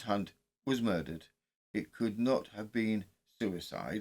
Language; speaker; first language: English; native; English